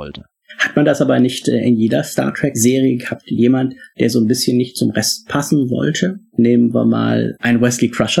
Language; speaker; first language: German; native; German